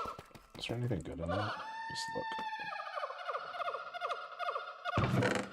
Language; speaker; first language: English; native; English